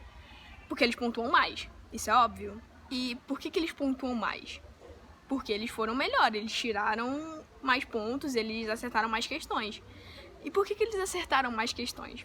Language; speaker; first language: Portuguese; native; Portuguese